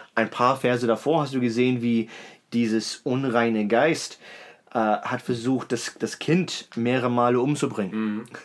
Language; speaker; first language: German; native; German